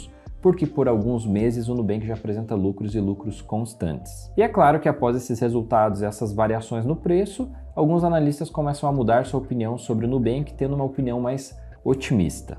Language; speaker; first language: Portuguese; native; Portuguese